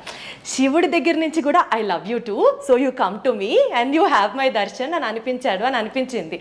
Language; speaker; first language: Telugu; native; Telugu